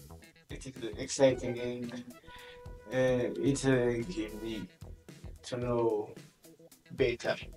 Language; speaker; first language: English; non-native, learner; Amharic